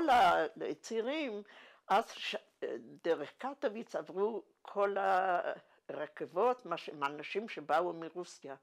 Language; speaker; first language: Hebrew; non-native, fluent; Yiddish